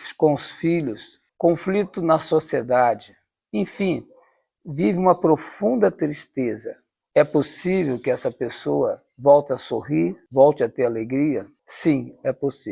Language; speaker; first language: Portuguese; native; Portuguese